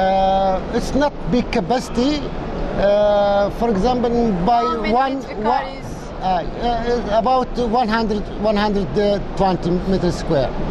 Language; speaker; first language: English; non-native, local second language; Arabic